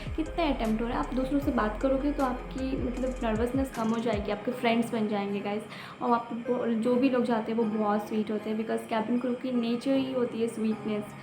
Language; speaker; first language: Hindi; non-native, local second language; Bangla